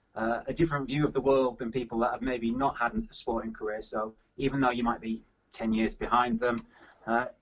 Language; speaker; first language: English; native; English